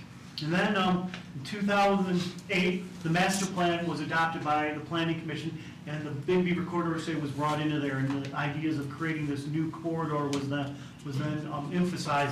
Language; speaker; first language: English; native; English